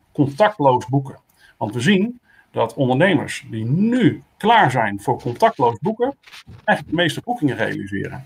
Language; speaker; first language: Dutch; native; Dutch